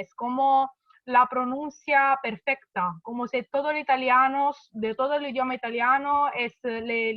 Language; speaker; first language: Spanish; non-native, fluent; Italian